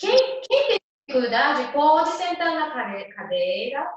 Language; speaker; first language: Portuguese; non-native, learner; Japanese